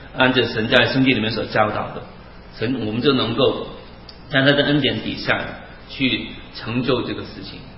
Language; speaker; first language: Chinese; non-native, local second language; Cantonese